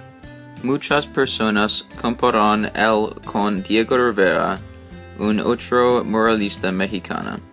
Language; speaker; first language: Spanish; non-native, learner; English